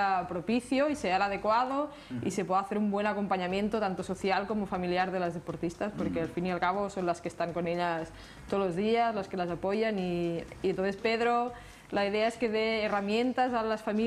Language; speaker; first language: Spanish; native; Spanish